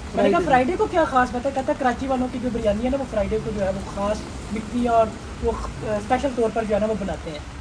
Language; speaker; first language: Urdu; non-native, local second language; Punjabi